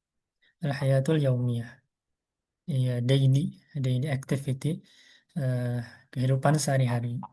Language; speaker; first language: Arabic; non-native, fluent; Indonesian